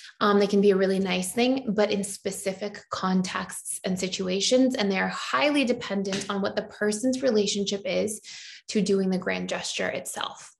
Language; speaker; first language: English; native; English